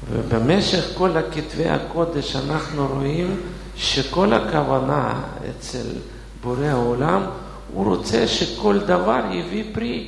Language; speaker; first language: Hebrew; non-native, fluent; Russian